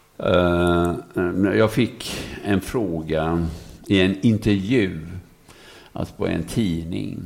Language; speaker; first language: Swedish; native; Swedish